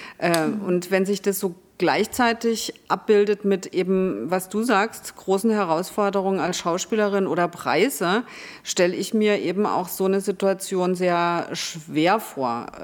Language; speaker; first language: German; native; German